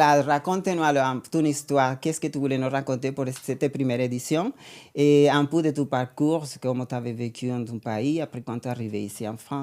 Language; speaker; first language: French; non-native, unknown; Spanish